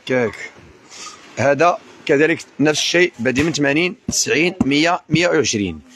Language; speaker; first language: Arabic; native; Arabic